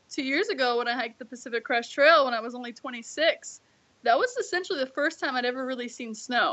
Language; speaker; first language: English; native; English